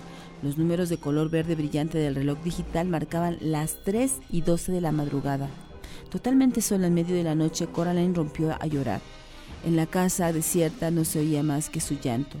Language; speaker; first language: Spanish; native; Spanish